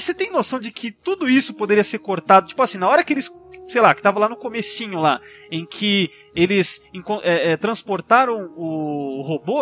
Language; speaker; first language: Portuguese; native; Portuguese